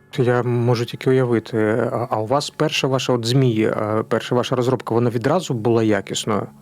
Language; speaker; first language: Ukrainian; native; Ukrainian